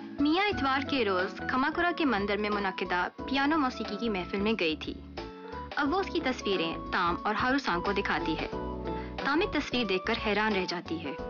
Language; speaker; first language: Urdu; native; Urdu